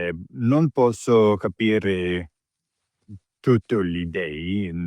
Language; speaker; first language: Italian; non-native, learner; English